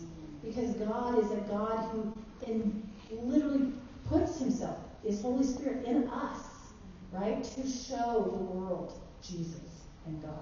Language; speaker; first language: English; native; English